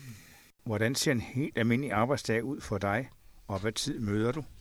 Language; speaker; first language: Danish; native; Danish